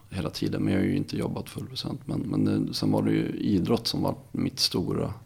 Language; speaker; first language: Swedish; native; Swedish